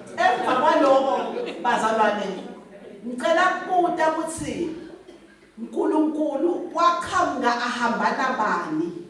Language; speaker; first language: Zulu; non-native, local second language; Swati